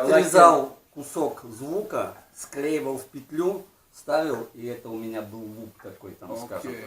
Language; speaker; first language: Russian; native; Russian